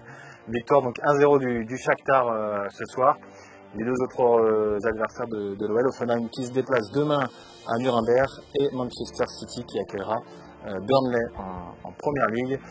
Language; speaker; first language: French; native; French